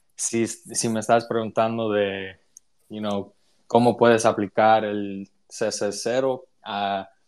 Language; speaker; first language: Spanish; early bilingual, other home language; English